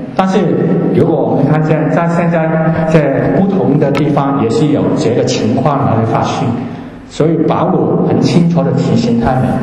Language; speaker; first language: Chinese; non-native, local second language; Cantonese